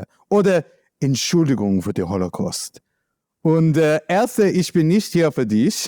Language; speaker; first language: German; non-native, learner; English